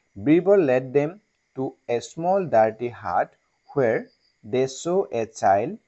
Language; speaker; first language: English; non-native, local second language; Assamese